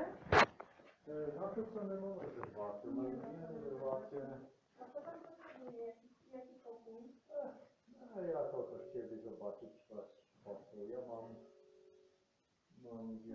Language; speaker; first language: Polish; non-native, learner; Serbian